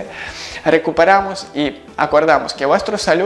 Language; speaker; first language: Spanish; non-native, learner; Ukrainian